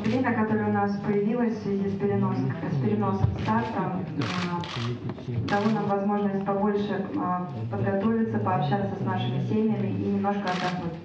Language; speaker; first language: Russian; native; Russian